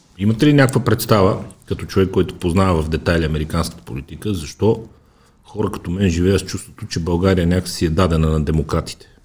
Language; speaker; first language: Bulgarian; native; Bulgarian